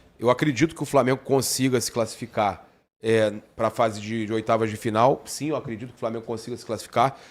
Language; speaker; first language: Portuguese; native; Portuguese